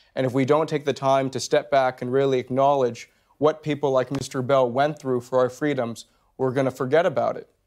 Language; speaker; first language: English; native; English